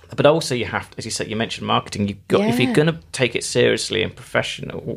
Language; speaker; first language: English; native; English